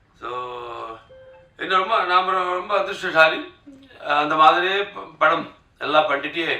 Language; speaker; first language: Tamil; non-native, local second language; Telugu